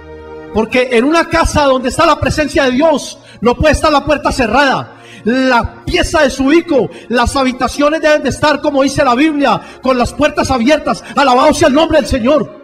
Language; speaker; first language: Spanish; native; Spanish